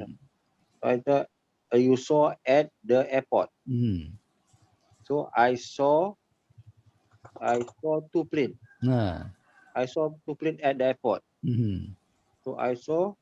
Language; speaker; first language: English; non-native, learner; Malay